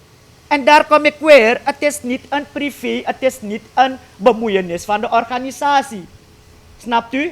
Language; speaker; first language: Dutch; native; Dutch